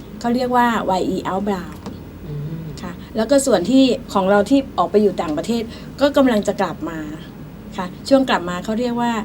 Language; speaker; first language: Thai; native; Thai